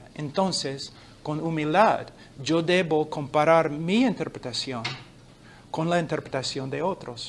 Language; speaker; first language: Spanish; non-native, fluent; English